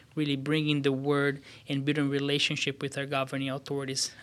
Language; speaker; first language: English; non-native, fluent; Portuguese